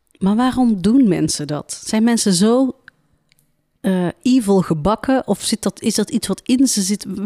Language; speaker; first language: Dutch; early bilingual, other home language; Central Atlas Tamazight